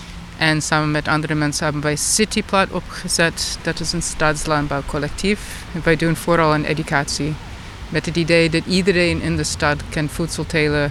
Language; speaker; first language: Dutch; non-native, fluent; English